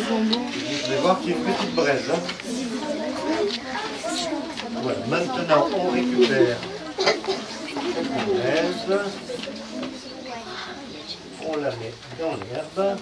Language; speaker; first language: French; native; French